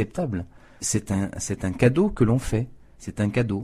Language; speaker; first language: French; native; French